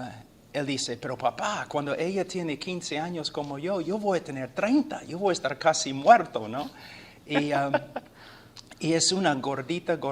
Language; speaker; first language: Spanish; non-native, fluent; English